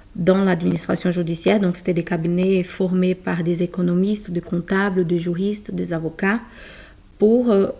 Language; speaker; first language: French; non-native, fluent; Portuguese